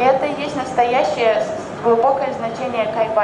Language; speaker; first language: Russian; native; Russian